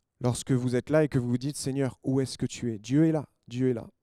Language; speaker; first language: French; native; French